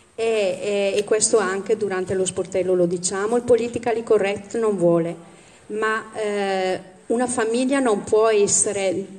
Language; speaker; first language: Italian; native; Italian